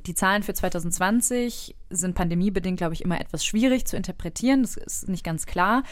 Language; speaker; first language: German; native; German